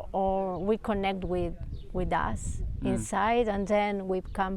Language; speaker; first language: English; non-native, learner; Spanish